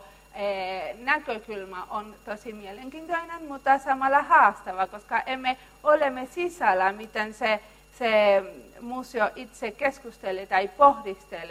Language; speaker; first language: Finnish; non-native, learner; Spanish